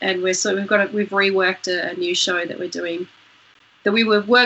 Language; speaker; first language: English; native; English